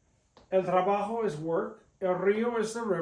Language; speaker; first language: Spanish; non-native, fluent; English